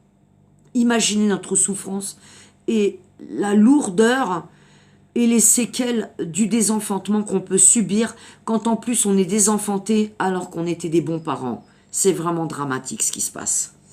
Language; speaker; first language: French; native; French